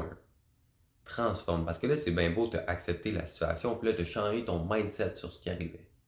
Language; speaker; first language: French; native; French